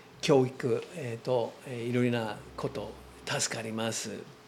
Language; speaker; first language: Japanese; non-native, learner; English